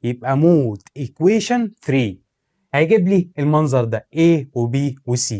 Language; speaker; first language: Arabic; native; Arabic